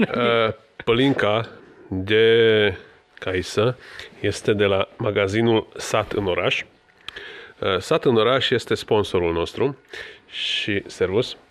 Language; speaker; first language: Romanian; non-native, local second language; Hungarian